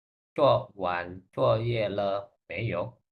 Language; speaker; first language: Chinese; non-native, learner; Indonesian